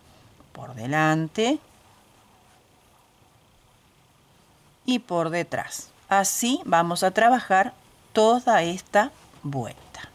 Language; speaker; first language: Spanish; native; Spanish